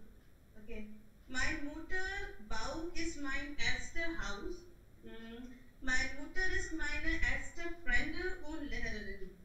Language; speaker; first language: German; non-native, learner; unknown